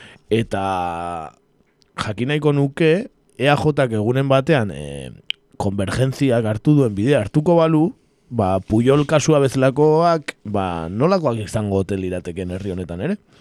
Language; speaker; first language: Basque; early bilingual, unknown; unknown